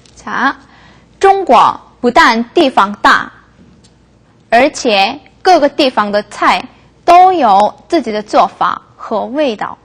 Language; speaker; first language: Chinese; non-native, fluent; Korean